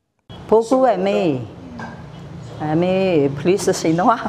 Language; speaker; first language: French; non-native, learner; Chinese